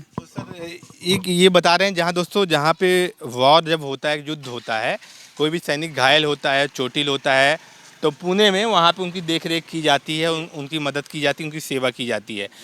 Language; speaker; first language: Hindi; native; Hindi